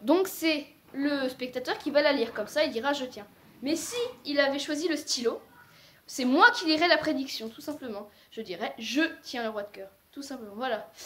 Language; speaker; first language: French; native; French